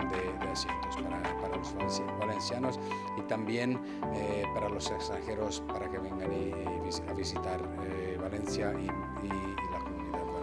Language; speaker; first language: Spanish; non-native, fluent; Hungarian